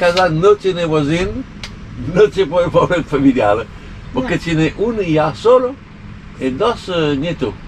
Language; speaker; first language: Spanish; non-native, learner; French